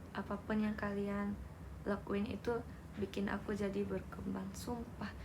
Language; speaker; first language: Indonesian; non-native, learner; Japanese